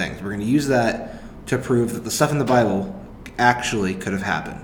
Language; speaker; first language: English; native; English